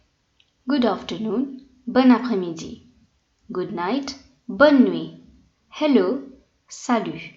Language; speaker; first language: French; non-native, fluent; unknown